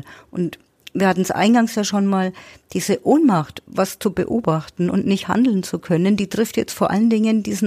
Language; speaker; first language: German; native; German